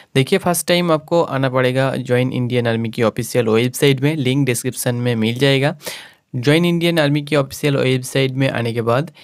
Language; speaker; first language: Hindi; non-native, local second language; Bangla